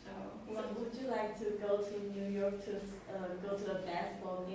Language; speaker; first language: English; non-native, learner; Chinese